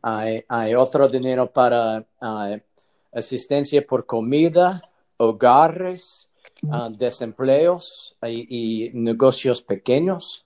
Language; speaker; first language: Spanish; non-native, learner; English